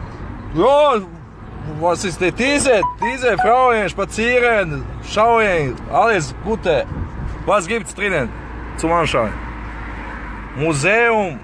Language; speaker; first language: German; non-native, learner; Serbian